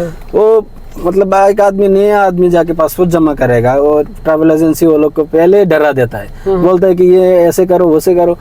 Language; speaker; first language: Hindi; non-native, fluent; Bangla